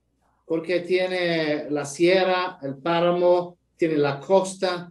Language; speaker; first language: Spanish; non-native, fluent; English